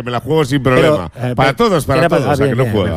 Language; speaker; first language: Spanish; native; Spanish